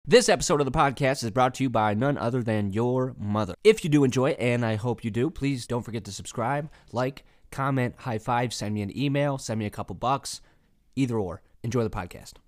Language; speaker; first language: English; native; English